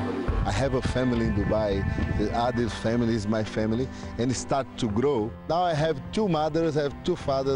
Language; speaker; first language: English; non-native, learner; Portuguese